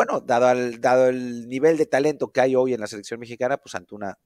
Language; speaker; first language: Spanish; native; Spanish